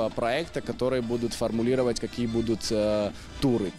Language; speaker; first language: Ukrainian; non-native, learner; Georgian